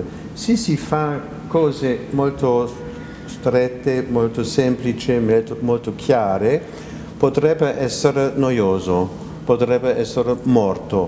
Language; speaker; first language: Italian; non-native, fluent; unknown